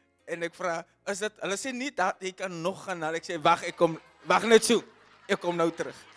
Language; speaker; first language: Afrikaans; early bilingual, heritage; Afrikaans